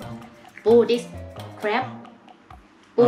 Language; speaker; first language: English; non-native, learner; Thai